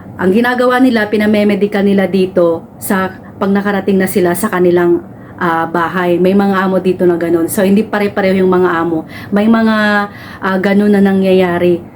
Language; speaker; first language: Filipino; native; Filipino